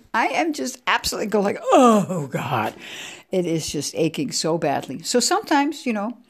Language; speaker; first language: English; non-native, fluent; Dutch